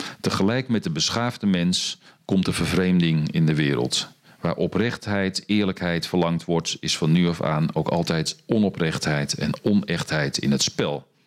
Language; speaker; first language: Dutch; native; Dutch